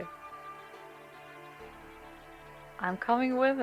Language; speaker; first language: English; non-native, fluent; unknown